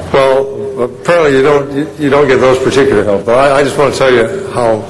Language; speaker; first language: English; native; English